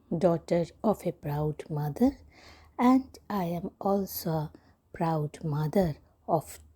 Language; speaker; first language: English; non-native, local second language; Bangla